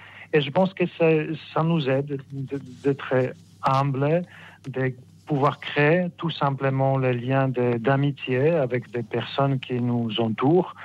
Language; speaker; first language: French; non-native, fluent; Polish